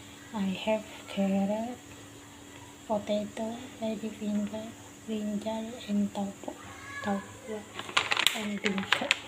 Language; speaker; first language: English; non-native, learner; Indonesian